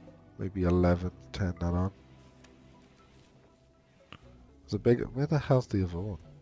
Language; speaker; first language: English; native; English